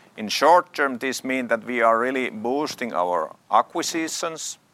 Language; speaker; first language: English; non-native, fluent; Finnish